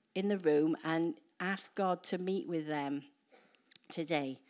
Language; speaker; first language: English; native; English